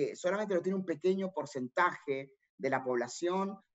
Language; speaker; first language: Spanish; native; Spanish